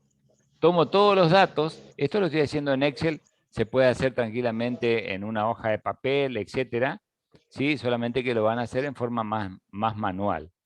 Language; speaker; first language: Spanish; native; Spanish